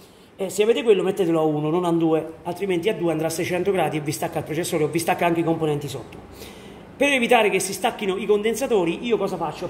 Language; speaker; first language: Italian; native; Italian